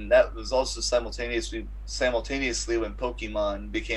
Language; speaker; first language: English; native; English